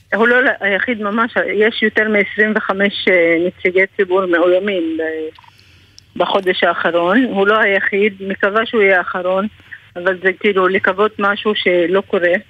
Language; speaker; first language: Hebrew; non-native, local second language; Arabic